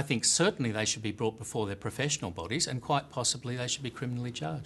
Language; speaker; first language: English; native; English